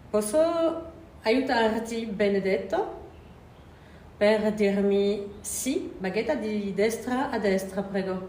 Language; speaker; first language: Italian; non-native, learner; French